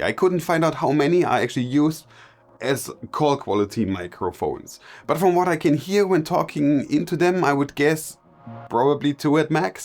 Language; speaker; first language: English; non-native, fluent; German